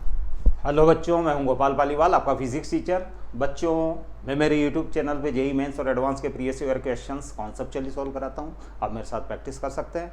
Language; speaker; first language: Hindi; native; Hindi